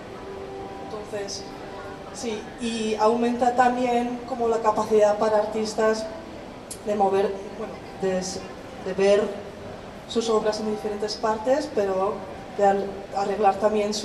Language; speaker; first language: Spanish; non-native, fluent; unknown